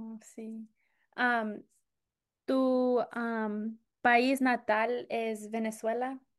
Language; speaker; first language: Spanish; non-native, fluent; English